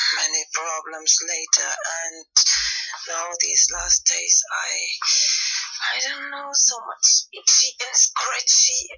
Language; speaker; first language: English; non-native, fluent; German